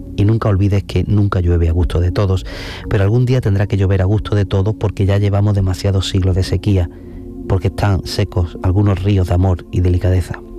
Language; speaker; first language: Spanish; native; Spanish